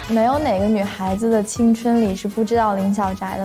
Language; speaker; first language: Chinese; native; Chinese